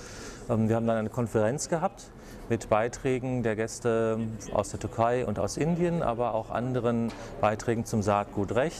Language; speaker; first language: German; native; German